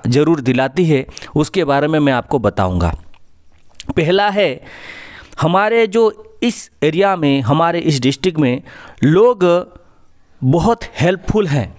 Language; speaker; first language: Hindi; non-native, local second language; Odia